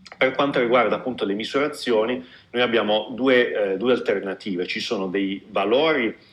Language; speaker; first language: Italian; native; Italian